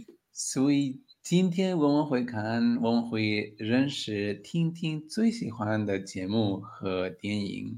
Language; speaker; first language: Chinese; non-native, learner; Spanish